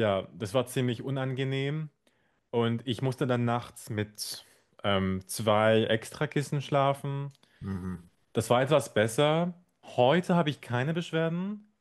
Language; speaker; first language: German; non-native, fluent; Arabic